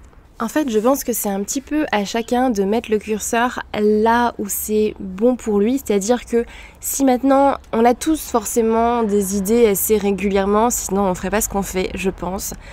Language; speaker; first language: French; native; French